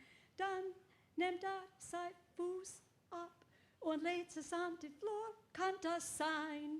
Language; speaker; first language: German; early bilingual, heritage; English